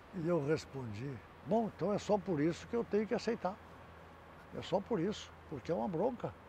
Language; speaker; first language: Portuguese; native; Portuguese